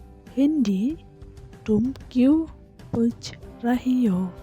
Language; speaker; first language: Hindi; non-native, local second language; Khasi